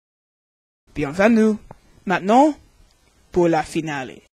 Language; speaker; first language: French; non-native, learner; English